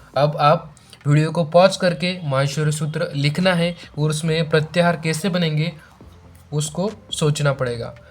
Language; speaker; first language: Hindi; non-native, local second language; Marathi